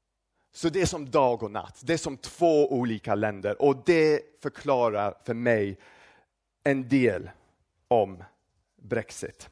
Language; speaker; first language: Swedish; non-native, fluent; English